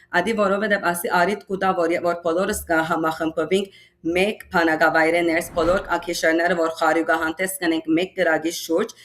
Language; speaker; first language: Armenian; early bilingual, heritage; Armenian